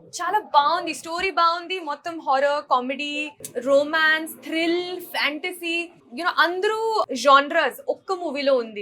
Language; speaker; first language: Telugu; non-native, learner; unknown